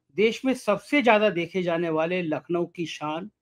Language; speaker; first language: Hindi; native; Hindi